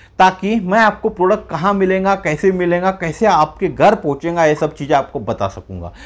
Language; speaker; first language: Hindi; non-native, local second language; Marathi